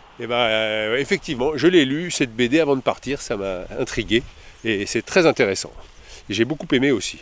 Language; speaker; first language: French; native; French